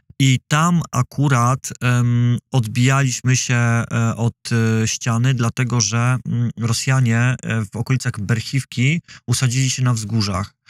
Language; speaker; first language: Polish; native; Polish